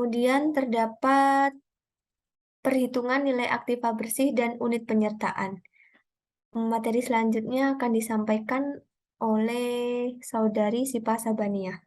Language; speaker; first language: Indonesian; native; Indonesian